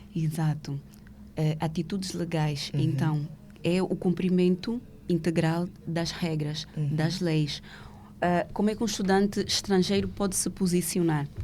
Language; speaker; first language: Portuguese; native; Portuguese